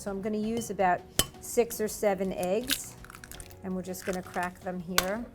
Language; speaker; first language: English; native; English